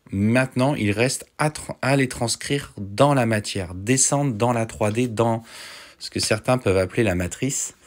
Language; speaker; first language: French; native; French